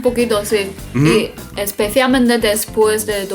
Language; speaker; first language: Spanish; non-native, fluent; Chinese